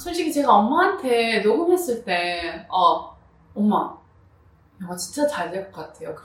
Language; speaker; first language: Korean; early bilingual, heritage; Korean